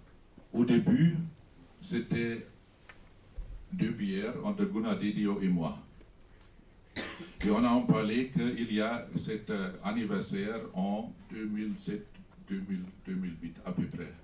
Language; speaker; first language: French; non-native, fluent; German